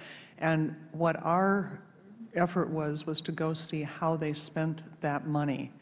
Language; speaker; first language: English; native; English